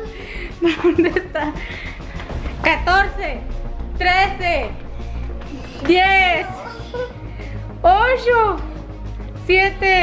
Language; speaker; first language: Spanish; native; Spanish